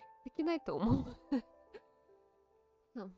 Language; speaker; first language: Japanese; non-native, learner; Russian